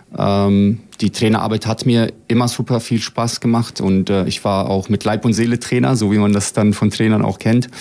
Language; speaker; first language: German; early bilingual, other home language; Bosnian